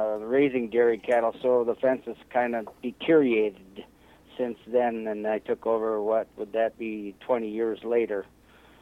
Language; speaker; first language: English; native; English